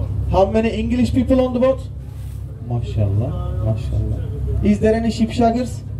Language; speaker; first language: English; non-native, fluent; Turkish